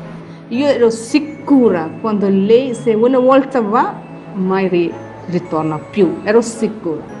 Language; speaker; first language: Italian; non-native, learner; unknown